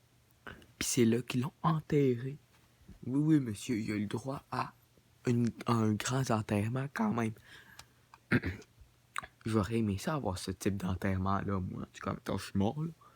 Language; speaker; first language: French; native; French